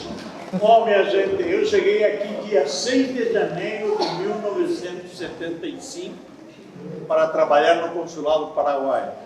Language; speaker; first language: Portuguese; non-native, fluent; Spanish